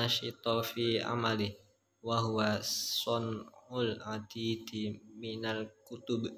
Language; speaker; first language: Arabic; non-native, learner; Indonesian